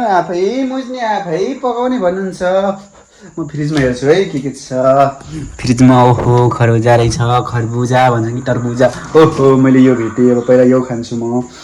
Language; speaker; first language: Nepali; non-native, local second language; Rana Tharu